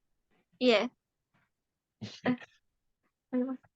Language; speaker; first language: Japanese; non-native, learner; Indonesian